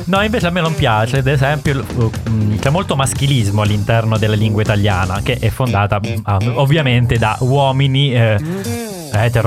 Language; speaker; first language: Italian; native; Italian